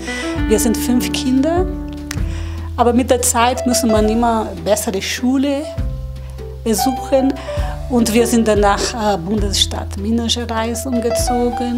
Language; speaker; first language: German; non-native, learner; Portuguese